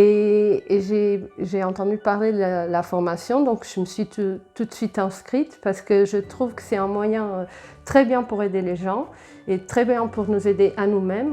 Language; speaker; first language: French; non-native, fluent; Portuguese